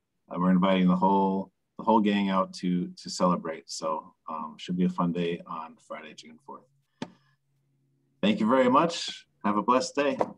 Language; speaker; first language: English; native; English